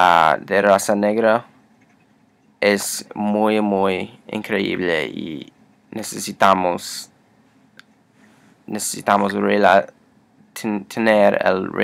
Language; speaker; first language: Spanish; non-native, learner; English